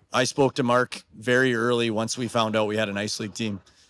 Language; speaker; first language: English; native; English